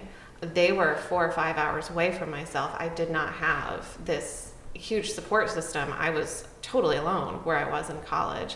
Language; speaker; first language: English; native; English